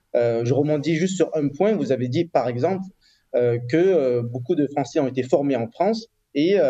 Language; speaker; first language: French; native; French